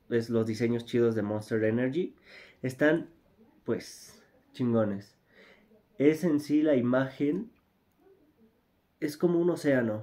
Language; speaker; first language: Spanish; native; Spanish